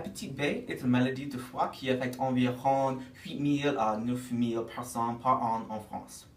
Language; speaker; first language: French; non-native, learner; English